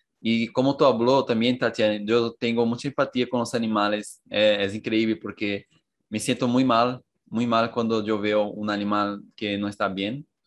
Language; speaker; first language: Spanish; non-native, fluent; Portuguese